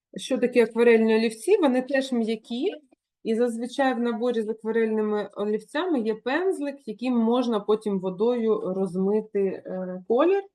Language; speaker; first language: Ukrainian; non-native, local second language; Russian